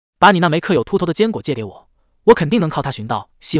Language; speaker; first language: Chinese; native; Chinese